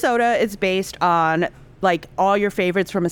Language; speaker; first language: English; non-native, local second language; Cantonese